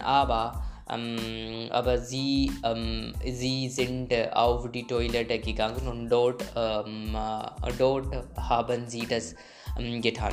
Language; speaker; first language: German; non-native, learner; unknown